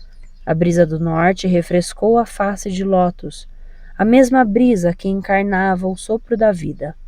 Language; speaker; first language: Portuguese; native; Portuguese